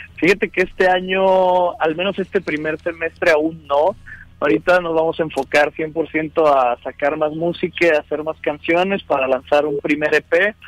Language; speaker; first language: Spanish; native; Spanish